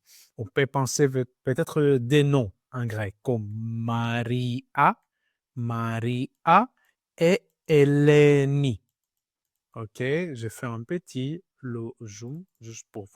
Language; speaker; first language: French; non-native, learner; Greek